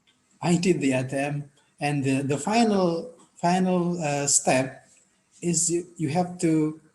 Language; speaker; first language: English; non-native, fluent; Indonesian